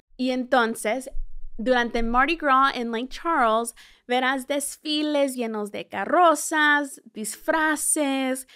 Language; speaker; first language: Spanish; early bilingual, heritage; Spanish